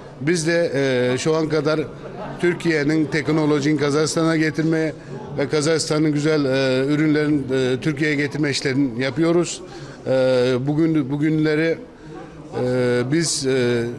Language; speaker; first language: Turkish; non-native, fluent; Kazakh